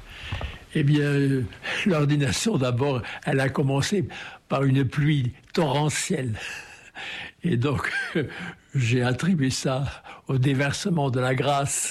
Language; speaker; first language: French; native; French